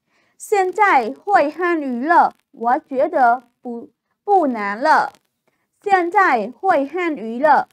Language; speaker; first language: Chinese; non-native, fluent; Khmer